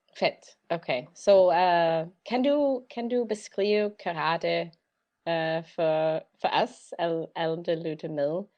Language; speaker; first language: Danish; non-native, learner; English